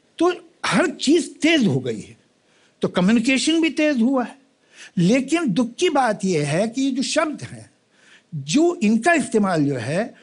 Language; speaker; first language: Hindi; native; Hindi